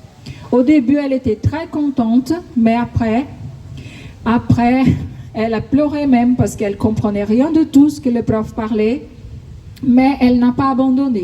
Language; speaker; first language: French; non-native, fluent; Portuguese